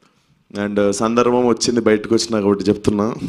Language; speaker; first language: Telugu; native; Telugu